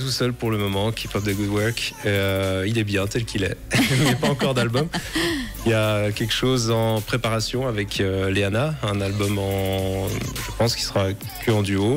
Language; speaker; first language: French; native; French